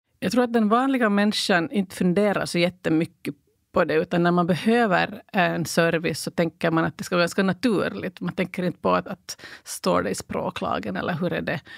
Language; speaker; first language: Swedish; native; Swedish